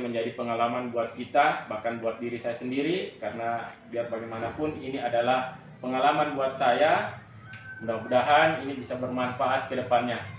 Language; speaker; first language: Indonesian; native; Indonesian